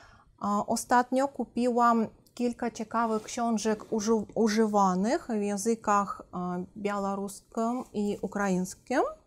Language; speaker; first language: Polish; non-native, fluent; Russian